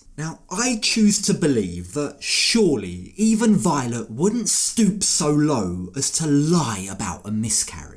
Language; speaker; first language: English; native; English